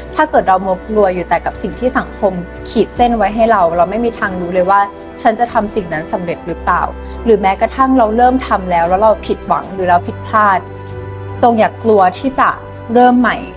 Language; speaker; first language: Thai; native; Thai